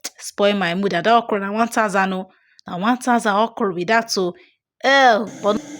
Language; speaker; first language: Nigerian Pidgin; non-native, local second language; Igbo